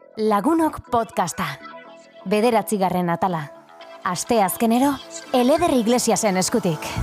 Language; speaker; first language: Basque; non-native, local second language; Spanish